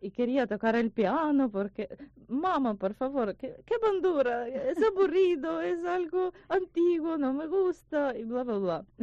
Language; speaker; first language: Spanish; non-native, learner; Ukrainian